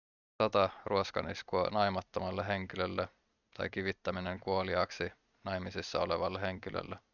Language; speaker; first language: Finnish; native; Finnish